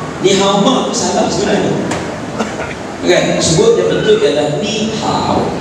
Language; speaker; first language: Malay; native; Malay